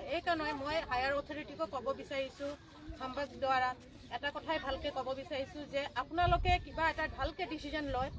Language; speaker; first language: Assamese; non-native, local second language; Karbi